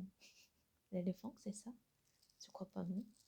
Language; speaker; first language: French; non-native, learner; Korean